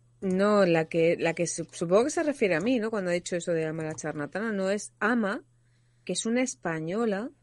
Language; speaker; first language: Spanish; native; Spanish